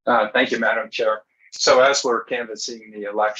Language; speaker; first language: English; native; English